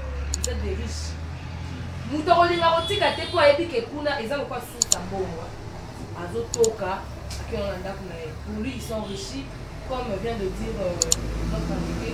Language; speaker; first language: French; non-native, local second language; Lingala